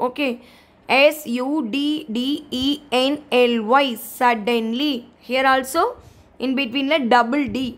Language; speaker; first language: English; non-native, local second language; Tamil